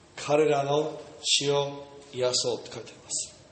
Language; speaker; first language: Japanese; non-native, fluent; English